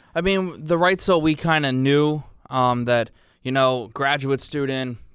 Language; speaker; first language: English; native; English